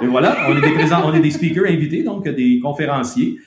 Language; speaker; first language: French; native; French